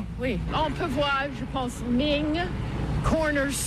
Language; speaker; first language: French; non-native, learner; English